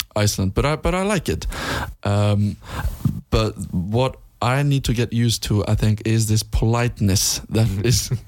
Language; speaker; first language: English; non-native, fluent; Icelandic